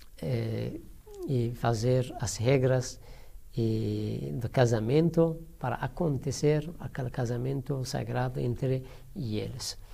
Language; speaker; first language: Portuguese; non-native, learner; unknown